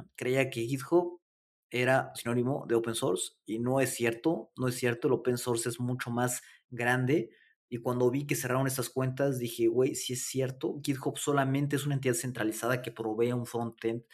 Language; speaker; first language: Spanish; native; Spanish